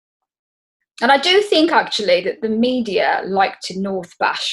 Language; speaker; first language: English; native; English